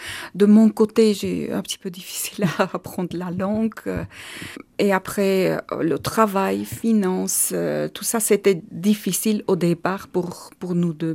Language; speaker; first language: French; non-native, learner; Armenian